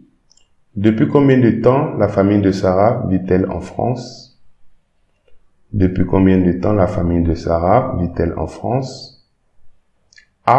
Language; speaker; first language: French; non-native, fluent; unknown